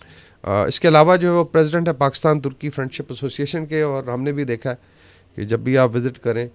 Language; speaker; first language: Urdu; native; Urdu